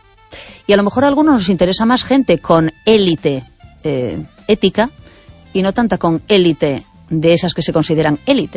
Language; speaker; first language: Spanish; native; Spanish